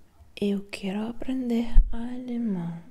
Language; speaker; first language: Portuguese; non-native, learner; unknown